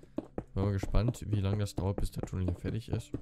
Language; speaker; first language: German; native; German